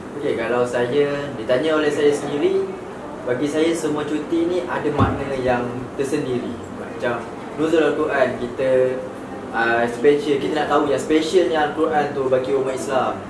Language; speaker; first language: Malay; native; Malay